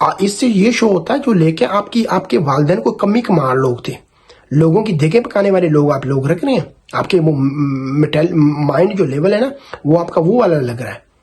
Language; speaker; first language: Urdu; non-native, local second language; Punjabi